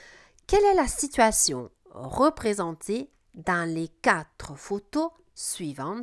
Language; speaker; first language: French; non-native, fluent; Italian